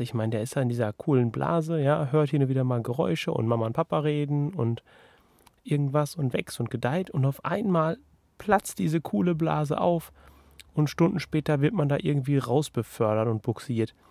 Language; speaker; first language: German; native; German